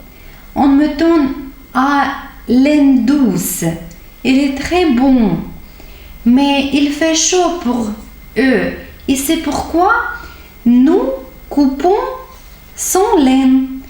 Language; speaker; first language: French; non-native, fluent; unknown